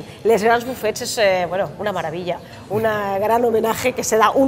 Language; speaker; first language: Spanish; native; Spanish